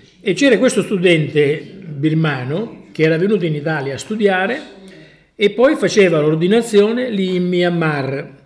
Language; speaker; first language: Italian; native; Italian